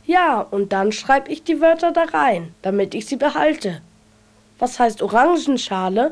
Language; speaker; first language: German; native; German